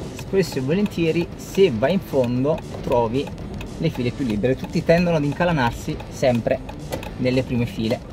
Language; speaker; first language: Italian; native; Italian